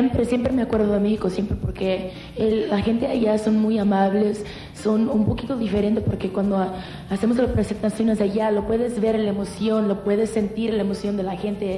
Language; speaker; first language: Spanish; early bilingual, heritage; English